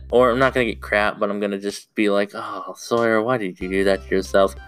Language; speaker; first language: English; native; English